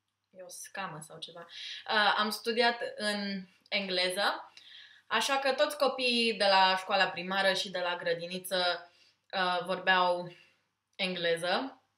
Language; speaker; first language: Romanian; early bilingual, heritage; Romanian